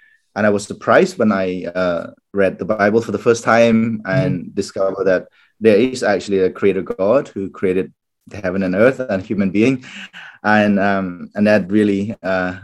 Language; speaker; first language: English; non-native, fluent; Khmer